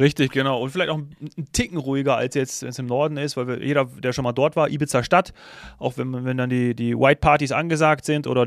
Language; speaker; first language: German; native; German